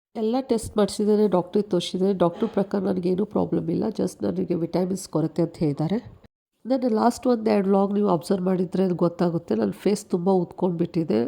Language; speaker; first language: Kannada; native; Kannada